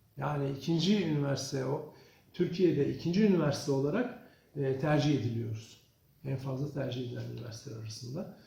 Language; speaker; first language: Turkish; early bilingual, other home language; Azerbaijani